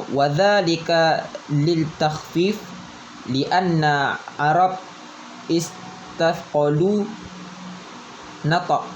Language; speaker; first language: Arabic; non-native, learner; Malay